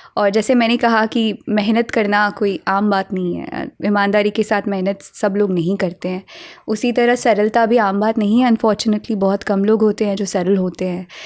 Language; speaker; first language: Hindi; native; Hindi